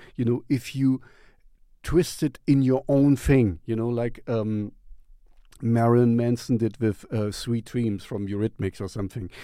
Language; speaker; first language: English; non-native, fluent; German